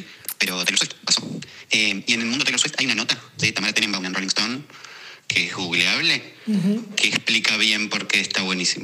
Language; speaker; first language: Spanish; native; Spanish